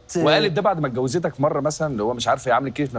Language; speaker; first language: Arabic; native; Arabic